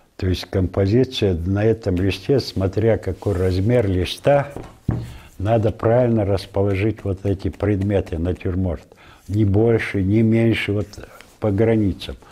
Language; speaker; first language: Russian; non-native, local second language; Ingush